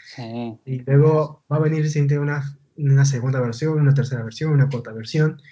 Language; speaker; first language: Spanish; native; Spanish